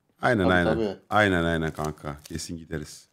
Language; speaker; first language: Turkish; native; Turkish